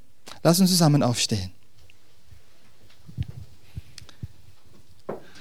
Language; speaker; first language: German; non-native, fluent; Dutch